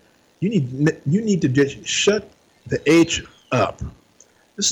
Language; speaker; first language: English; native; English